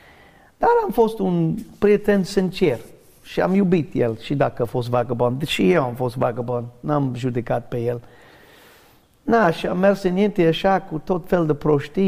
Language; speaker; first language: Romanian; non-native, learner; English